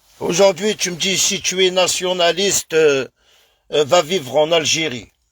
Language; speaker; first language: French; native; French